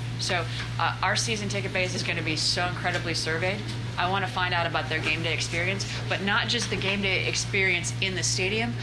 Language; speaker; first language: English; native; English